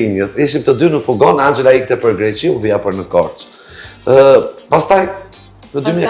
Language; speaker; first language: Albanian; native; Albanian